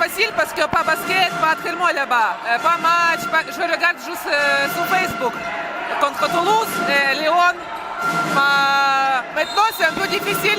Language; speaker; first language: French; non-native, learner; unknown